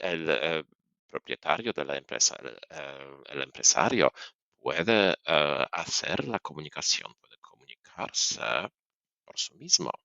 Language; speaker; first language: Spanish; non-native, fluent; Polish